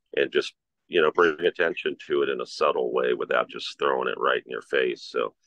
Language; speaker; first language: English; native; English